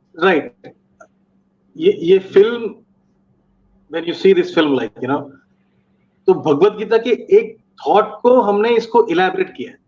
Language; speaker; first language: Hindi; native; Hindi